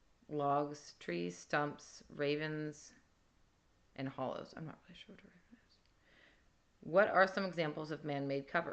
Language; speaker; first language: English; native; English